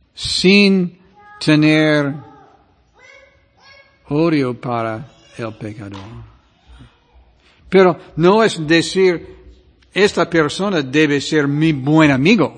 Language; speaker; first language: Spanish; non-native, fluent; English